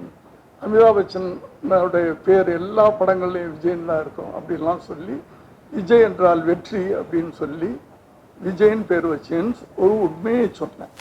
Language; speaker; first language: Tamil; native; Tamil